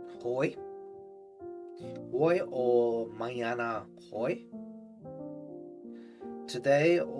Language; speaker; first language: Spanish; non-native, learner; English